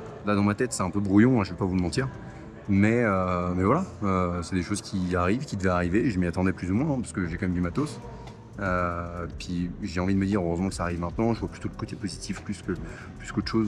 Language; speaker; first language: French; native; French